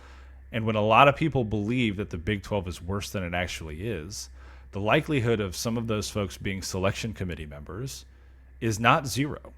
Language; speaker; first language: English; native; English